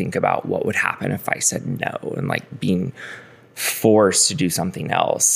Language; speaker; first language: English; native; English